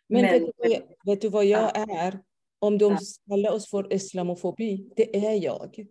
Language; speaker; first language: Swedish; non-native, fluent; Persian